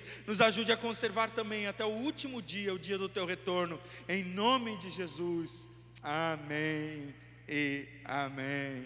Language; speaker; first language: Portuguese; native; Portuguese